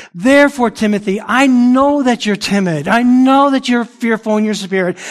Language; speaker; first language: English; early bilingual, other home language; Italian